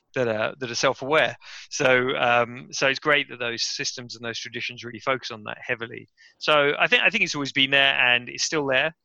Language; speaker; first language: English; native; English